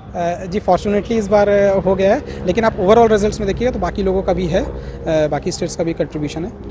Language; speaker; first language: Hindi; native; Hindi